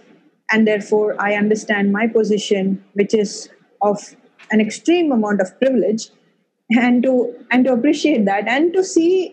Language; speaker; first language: English; non-native, local second language; Tamil